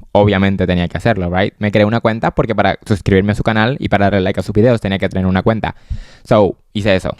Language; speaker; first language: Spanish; native; Spanish